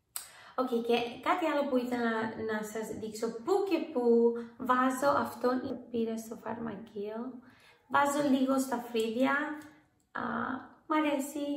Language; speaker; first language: Greek; early bilingual, heritage; English